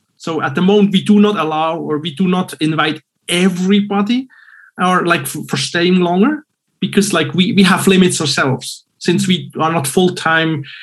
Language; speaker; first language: English; non-native, fluent; German